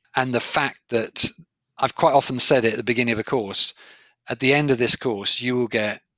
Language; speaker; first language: English; native; English